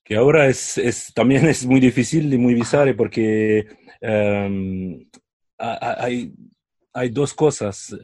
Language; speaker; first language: Spanish; non-native, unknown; French